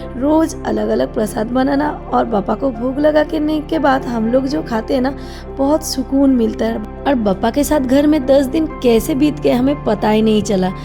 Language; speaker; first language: Hindi; non-native, local second language; Bangla